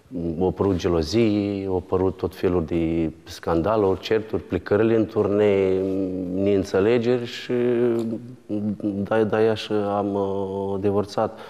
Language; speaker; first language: Romanian; native; Romanian